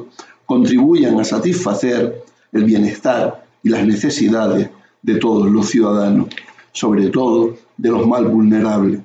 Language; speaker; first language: Spanish; native; Spanish